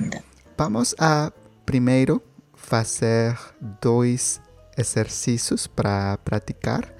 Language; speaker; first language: Portuguese; non-native, learner; Spanish